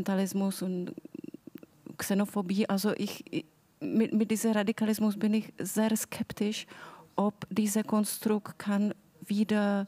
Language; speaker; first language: German; non-native, fluent; Czech